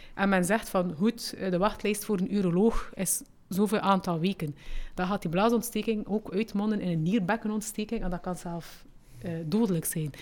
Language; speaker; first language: Dutch; early bilingual, other home language; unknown